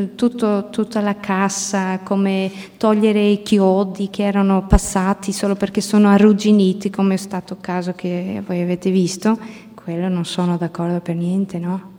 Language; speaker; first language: Italian; non-native, fluent; Portuguese